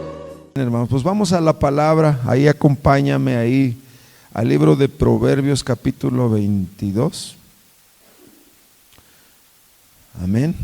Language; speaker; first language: Spanish; native; Spanish